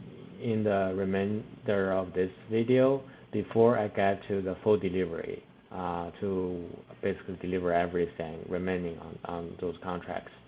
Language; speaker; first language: English; non-native, fluent; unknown